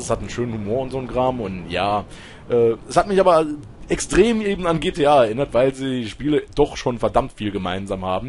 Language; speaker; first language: German; native; German